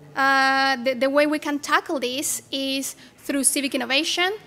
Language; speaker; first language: English; non-native, fluent; Spanish